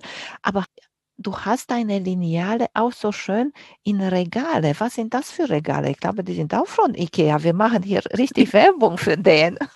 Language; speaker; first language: German; non-native, fluent; Romanian